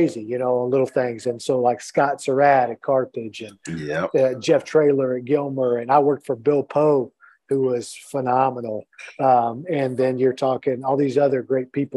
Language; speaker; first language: English; native; English